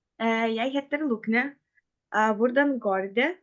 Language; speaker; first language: Norwegian; non-native, learner; Lithuanian